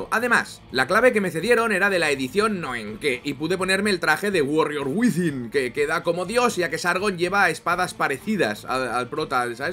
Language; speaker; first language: Spanish; native; Spanish